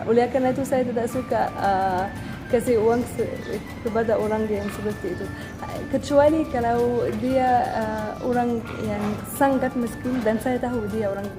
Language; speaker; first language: Indonesian; non-native, fluent; Arabic